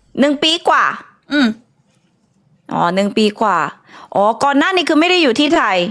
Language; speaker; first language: Thai; non-native, fluent; Korean